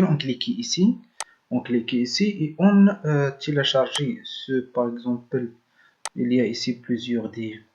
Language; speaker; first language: French; non-native, learner; Arabic